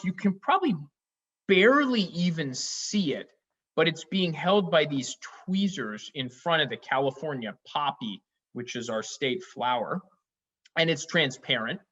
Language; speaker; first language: English; native; English